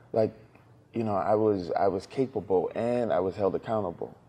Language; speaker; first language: English; native; English